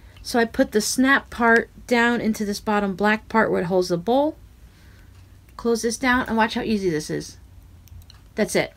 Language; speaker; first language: English; native; English